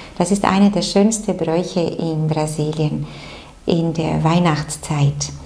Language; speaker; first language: German; non-native, fluent; Portuguese